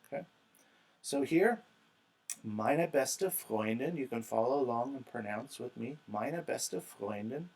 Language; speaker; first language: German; non-native, fluent; English